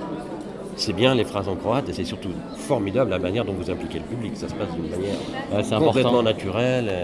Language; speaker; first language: French; native; French